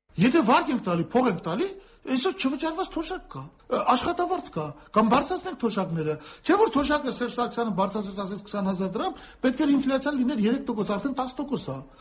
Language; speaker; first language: Armenian; native; Armenian